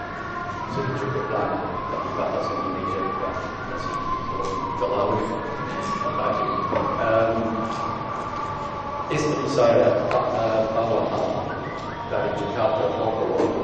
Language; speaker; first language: Indonesian; non-native, fluent; English